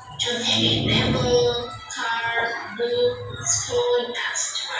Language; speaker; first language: English; non-native, learner; Indonesian